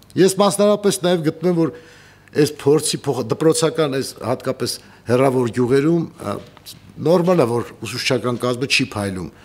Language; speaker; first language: Armenian; native; Armenian